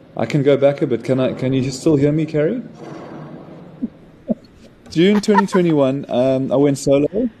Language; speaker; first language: English; native; English